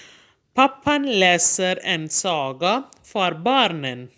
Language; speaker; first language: Swedish; non-native, fluent; Urdu